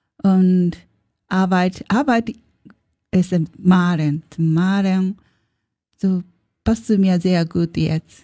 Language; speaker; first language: German; non-native, learner; Japanese